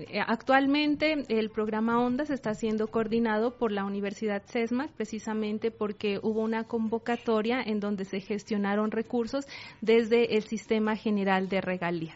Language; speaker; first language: Spanish; native; Spanish